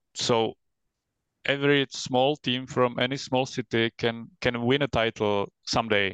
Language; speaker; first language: English; non-native, fluent; Czech